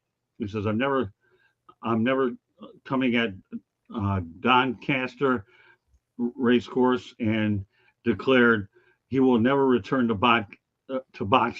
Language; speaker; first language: English; native; English